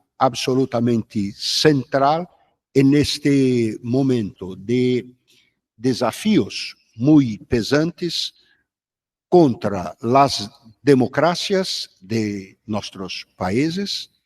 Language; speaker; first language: Spanish; non-native, fluent; Portuguese